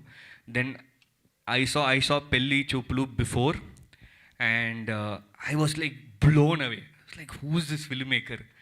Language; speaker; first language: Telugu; early bilingual, heritage; Telugu